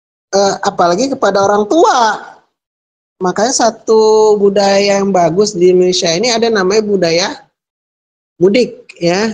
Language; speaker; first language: Indonesian; native; Indonesian